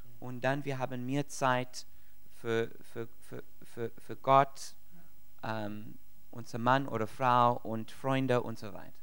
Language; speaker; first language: German; non-native, learner; English